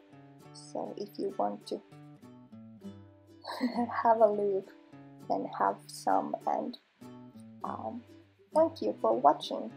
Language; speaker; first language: English; non-native, fluent; Finnish